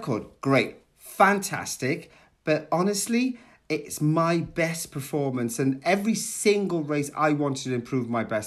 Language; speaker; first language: English; native; English